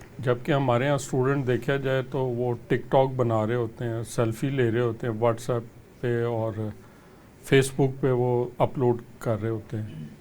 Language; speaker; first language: Urdu; native; Urdu